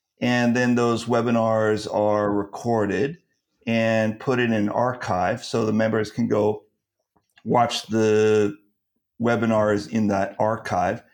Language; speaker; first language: English; native; English